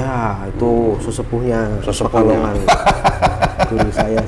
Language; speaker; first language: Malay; non-native, local second language; Javanese